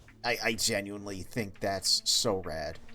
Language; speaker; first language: English; native; English